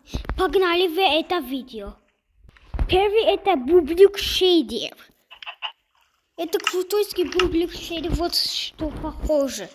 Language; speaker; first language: Russian; non-native, learner; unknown